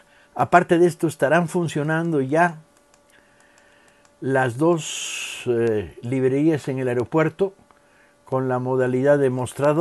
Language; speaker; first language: Spanish; native; Spanish